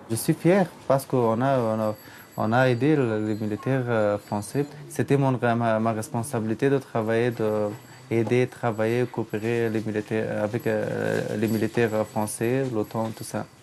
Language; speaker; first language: French; non-native, fluent; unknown